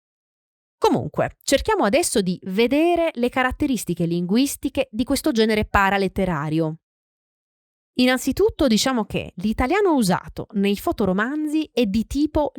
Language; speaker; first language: Italian; native; Italian